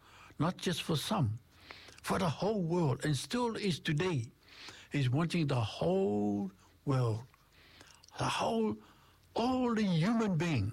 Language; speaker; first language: English; non-native, fluent; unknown